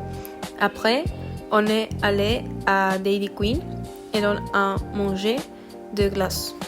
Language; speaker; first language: French; non-native, learner; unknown